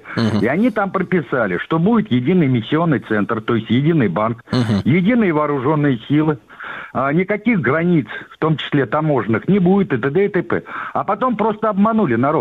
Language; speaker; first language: Russian; native; Russian